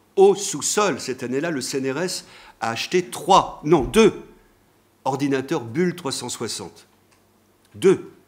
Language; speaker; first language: French; native; French